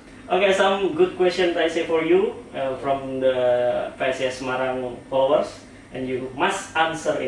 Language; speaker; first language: English; non-native, learner; Indonesian